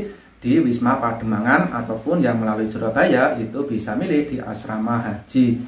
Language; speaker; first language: Indonesian; native; Indonesian